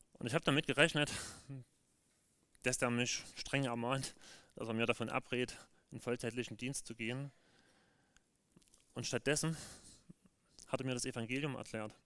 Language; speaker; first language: German; native; German